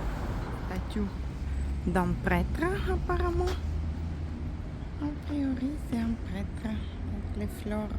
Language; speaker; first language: French; non-native, fluent; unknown